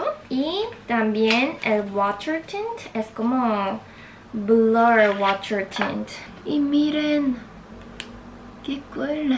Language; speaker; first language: Spanish; non-native, learner; Korean